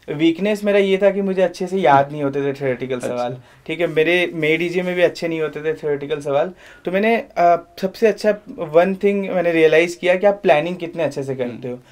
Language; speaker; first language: Hindi; native; Hindi